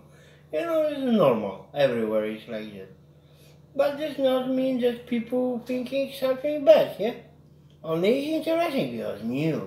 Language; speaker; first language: English; non-native, learner; Polish